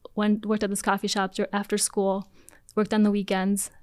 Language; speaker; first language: English; early bilingual, other home language; Polish